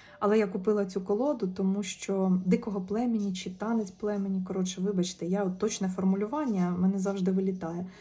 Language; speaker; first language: Ukrainian; native; Ukrainian